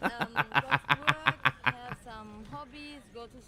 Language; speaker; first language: English; non-native, fluent; German